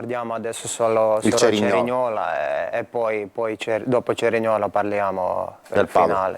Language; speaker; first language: Italian; non-native, fluent; Croatian